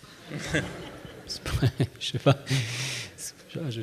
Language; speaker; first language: French; non-native, fluent; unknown